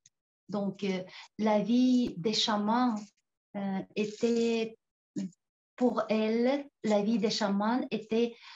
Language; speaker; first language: French; non-native, fluent; Tuvinian